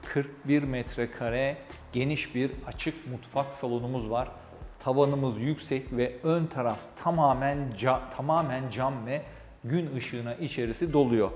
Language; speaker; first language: Turkish; native; Turkish